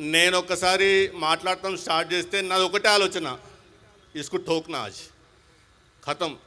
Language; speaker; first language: Telugu; non-native, local second language; Urdu